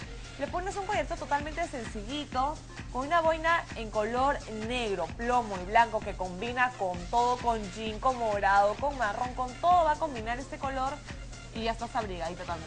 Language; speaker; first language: Spanish; native; Spanish